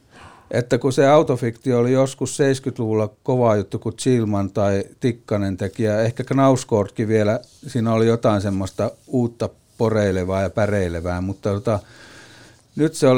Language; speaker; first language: Finnish; native; Finnish